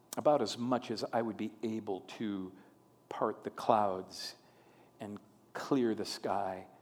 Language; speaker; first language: English; native; English